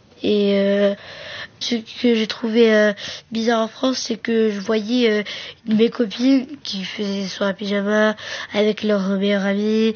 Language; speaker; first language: French; early bilingual, other home language; Arabic